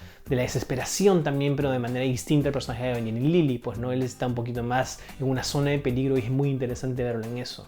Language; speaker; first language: Spanish; native; Spanish